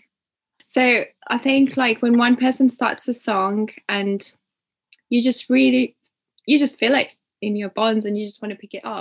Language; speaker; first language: English; non-native, local second language; Ganda